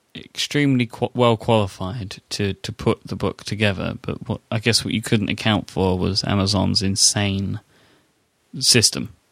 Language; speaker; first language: English; native; English